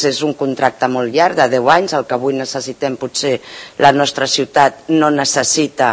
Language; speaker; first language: Catalan; native; Catalan